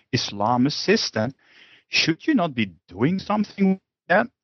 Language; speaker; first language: English; non-native, fluent; Dutch